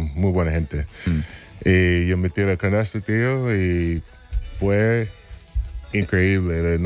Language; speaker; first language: Spanish; non-native, fluent; English